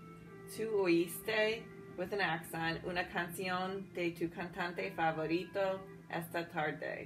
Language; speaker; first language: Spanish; non-native, fluent; English